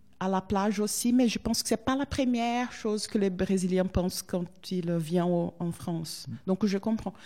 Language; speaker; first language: French; non-native, fluent; Portuguese